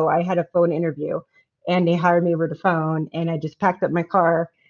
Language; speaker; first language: English; native; English